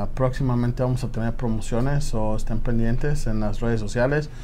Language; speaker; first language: Spanish; native; Spanish